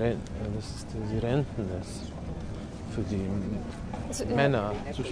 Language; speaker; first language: German; non-native, fluent; Serbian